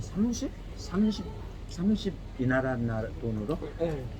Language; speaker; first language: Korean; native; Korean